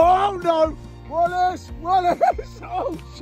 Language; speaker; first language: English; native; English